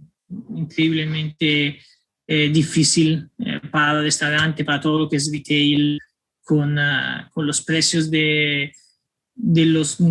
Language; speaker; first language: Spanish; non-native, fluent; Italian